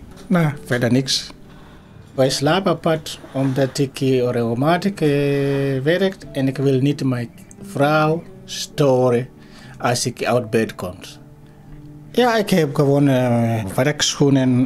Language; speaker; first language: Dutch; non-native, learner; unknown